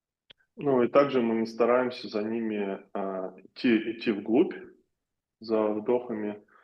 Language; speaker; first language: Russian; native; Russian